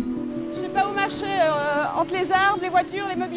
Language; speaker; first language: French; native; French